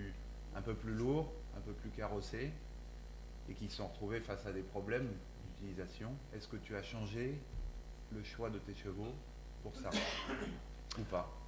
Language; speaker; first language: French; native; French